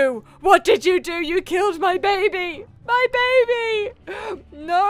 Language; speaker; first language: English; native; English